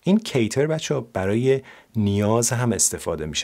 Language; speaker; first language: Persian; native; Persian